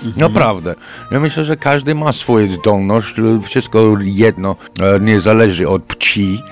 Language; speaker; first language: Polish; non-native, fluent; English